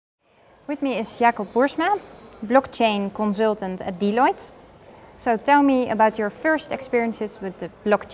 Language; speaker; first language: English; non-native, fluent; Dutch